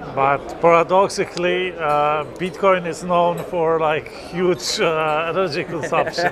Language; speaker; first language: English; non-native, fluent; Polish